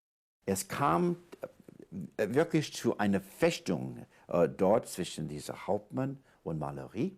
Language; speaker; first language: German; non-native, fluent; English